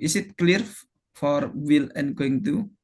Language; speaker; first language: English; non-native, fluent; Indonesian